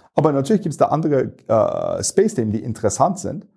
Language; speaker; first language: German; non-native, fluent; Turkish